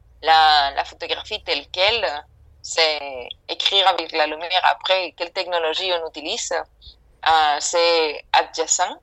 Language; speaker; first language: French; non-native, fluent; Spanish